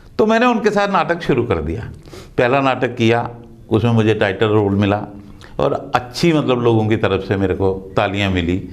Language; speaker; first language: Hindi; non-native, local second language; Dogri